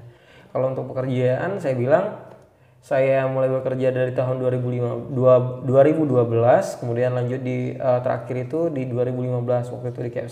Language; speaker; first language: Indonesian; native; Indonesian